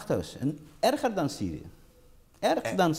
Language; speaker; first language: Dutch; non-native, learner; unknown